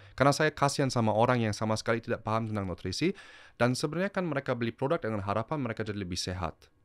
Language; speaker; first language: Indonesian; early bilingual, heritage; German